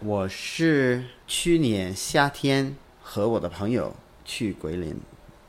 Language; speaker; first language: Chinese; non-native, learner; English